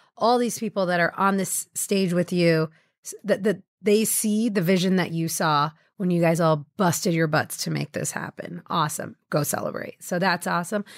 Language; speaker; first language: English; early bilingual, other home language; Hindi